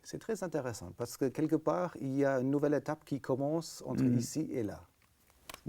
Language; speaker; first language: French; native; French